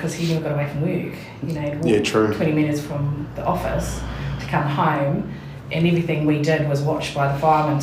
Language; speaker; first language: English; native; English